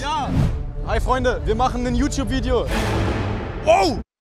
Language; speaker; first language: German; native; German